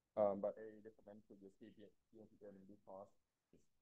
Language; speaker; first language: English; non-native, learner; Thai